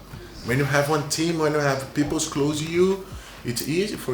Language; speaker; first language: English; non-native, learner; Portuguese